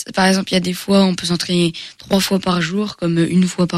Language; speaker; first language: French; early bilingual, other home language; Portuguese